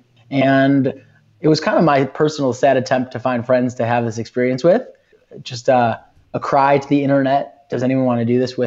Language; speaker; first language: English; native; English